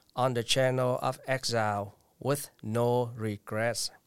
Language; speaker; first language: English; non-native, fluent; Vietnamese